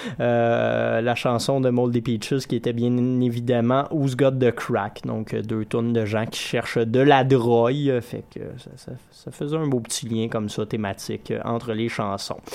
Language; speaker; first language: French; native; French